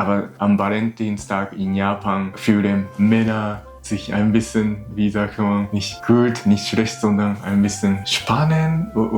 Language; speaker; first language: German; non-native, learner; Japanese